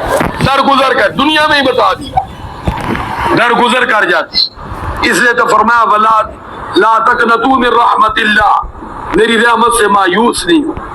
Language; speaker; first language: Urdu; native; Urdu